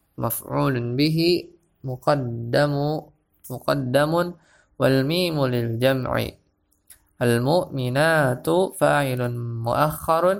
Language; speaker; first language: Arabic; non-native, fluent; Indonesian